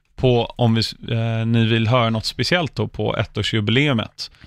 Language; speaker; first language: Swedish; early bilingual, other home language; English